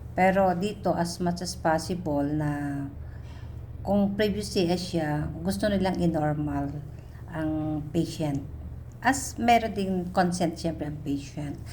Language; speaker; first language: Filipino; native; Filipino